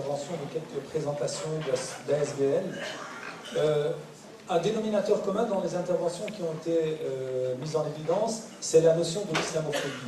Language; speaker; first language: French; native; French